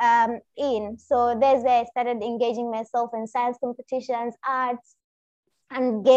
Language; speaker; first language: English; non-native, local second language; Swahili